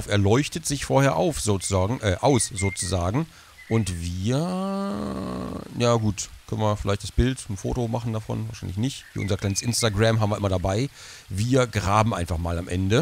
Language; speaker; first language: German; native; German